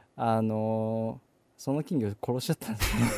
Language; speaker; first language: Japanese; native; Japanese